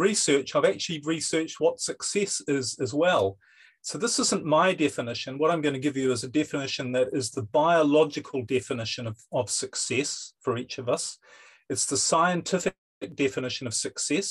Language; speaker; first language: English; native; English